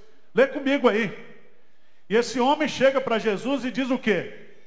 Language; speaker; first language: Portuguese; native; Portuguese